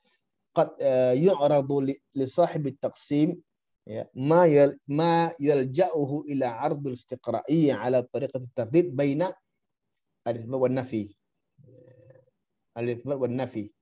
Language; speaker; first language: Arabic; non-native, fluent; Indonesian